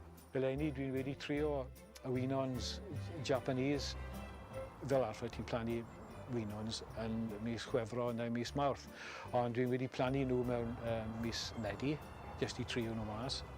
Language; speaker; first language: Welsh; non-native, local second language; English